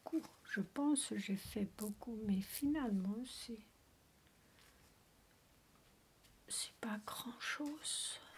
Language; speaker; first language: French; non-native, learner; Chinese